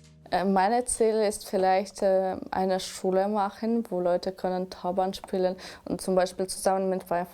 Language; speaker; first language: German; non-native, learner; Ukrainian